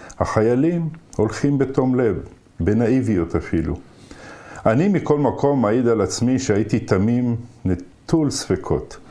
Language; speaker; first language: Hebrew; early bilingual, other home language; Arabic